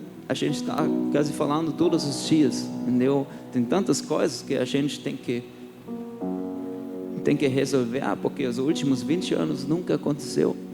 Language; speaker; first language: Portuguese; early bilingual, heritage; Portuguese